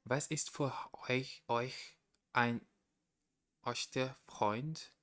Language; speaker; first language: German; non-native, learner; Portuguese